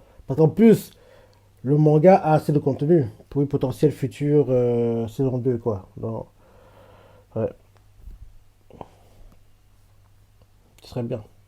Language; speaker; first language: French; native; French